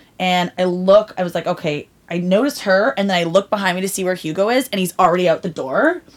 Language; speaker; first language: English; native; English